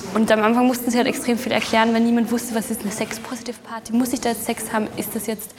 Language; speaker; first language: German; native; German